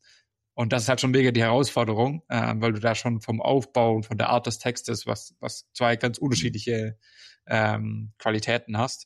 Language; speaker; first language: German; native; German